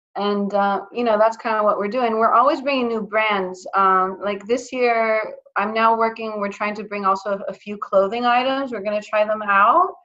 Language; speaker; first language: English; early bilingual, other home language; Greek